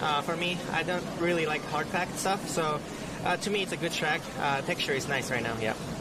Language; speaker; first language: English; early bilingual, other home language; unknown